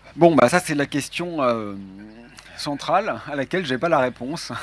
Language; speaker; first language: French; native; French